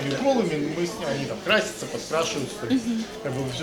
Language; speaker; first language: Russian; native; Russian